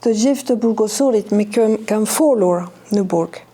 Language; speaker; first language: Albanian; non-native, fluent; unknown